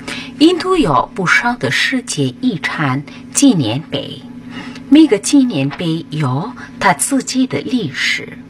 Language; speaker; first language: Chinese; non-native, fluent; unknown